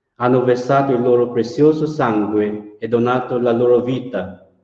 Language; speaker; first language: Italian; non-native, fluent; Burmese